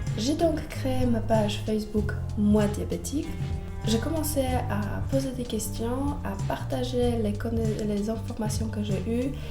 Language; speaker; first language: French; non-native, fluent; Polish